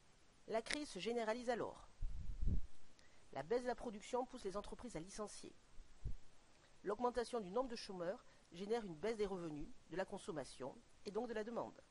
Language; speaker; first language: French; native; French